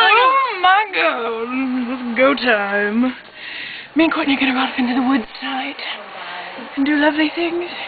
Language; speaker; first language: English; native; English